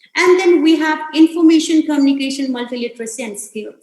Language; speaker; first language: English; non-native, local second language; Nepali